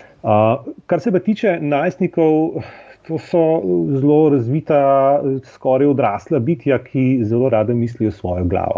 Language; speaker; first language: Slovenian; native; Slovenian